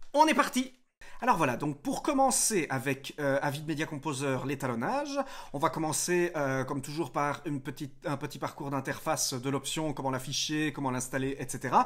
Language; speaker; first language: French; native; French